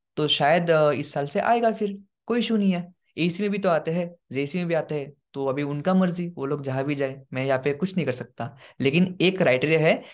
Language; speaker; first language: Hindi; non-native, local second language; Assamese